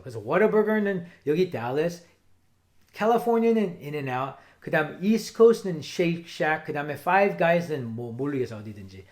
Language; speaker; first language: Korean; early bilingual, heritage; English